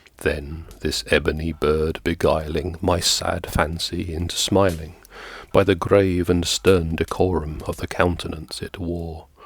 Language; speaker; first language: English; native; English